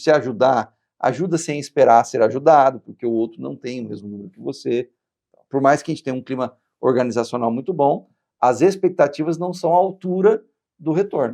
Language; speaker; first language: Portuguese; native; Portuguese